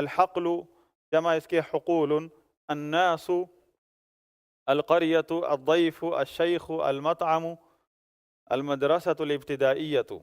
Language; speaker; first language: Arabic; non-native, fluent; Urdu